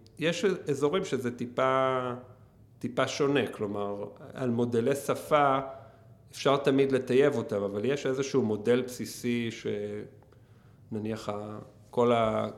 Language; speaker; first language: Hebrew; native; Hebrew